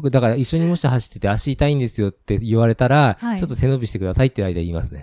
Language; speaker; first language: Japanese; native; Japanese